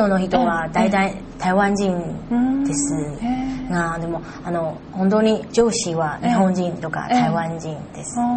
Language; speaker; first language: Japanese; non-native, learner; Chinese